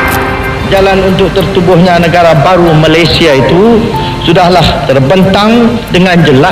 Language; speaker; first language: Malay; native; Malay